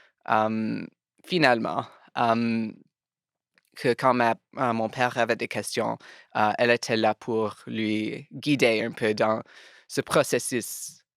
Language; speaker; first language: French; non-native, local second language; English